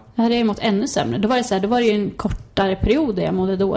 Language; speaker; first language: Swedish; native; Swedish